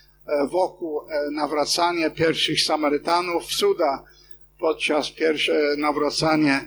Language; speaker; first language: Polish; non-native, fluent; English